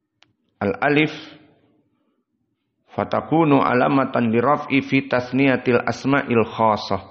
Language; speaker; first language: Arabic; non-native, fluent; Indonesian